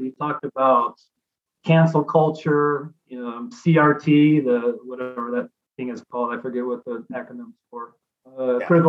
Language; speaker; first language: English; native; English